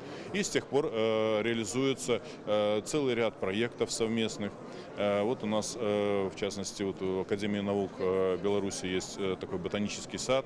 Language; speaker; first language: Russian; native; Russian